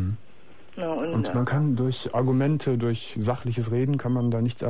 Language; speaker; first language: German; native; German